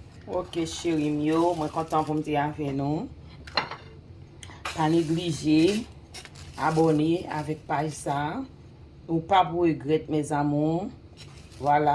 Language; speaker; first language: French; non-native, local second language; Haitian Creole